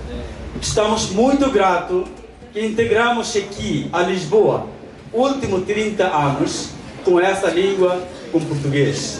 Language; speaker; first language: Portuguese; non-native, learner; Bangla